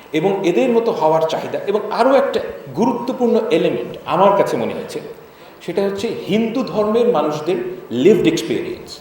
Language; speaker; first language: Bangla; native; Bangla